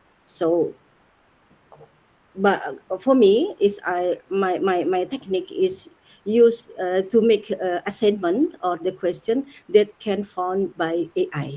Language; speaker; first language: English; non-native, learner; Indonesian